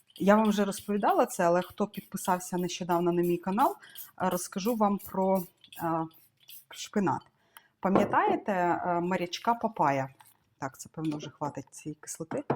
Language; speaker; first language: Ukrainian; non-native, local second language; Russian